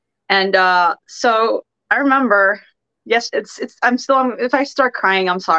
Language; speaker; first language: English; non-native, fluent; Spanish